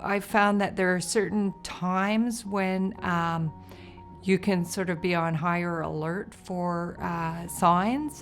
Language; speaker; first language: English; native; English